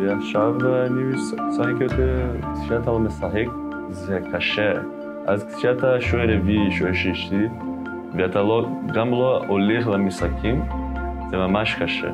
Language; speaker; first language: Hebrew; non-native, learner; Portuguese